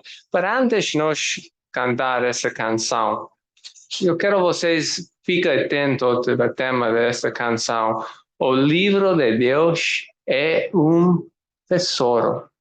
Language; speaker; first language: Portuguese; non-native, learner; English